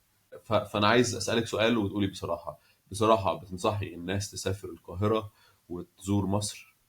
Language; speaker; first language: Arabic; native; Arabic